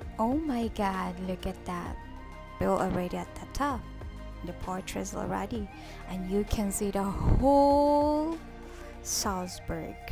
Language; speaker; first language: English; non-native, local second language; Filipino